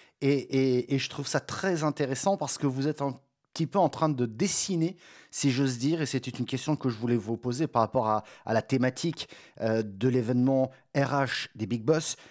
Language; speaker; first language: French; native; French